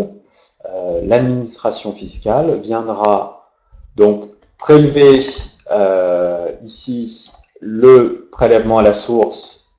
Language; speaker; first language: French; native; French